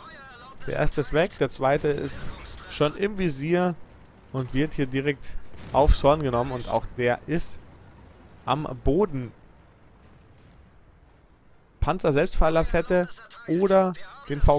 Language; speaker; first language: German; native; German